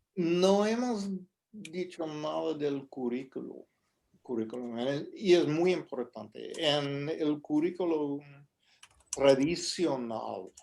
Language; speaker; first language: Spanish; non-native, fluent; English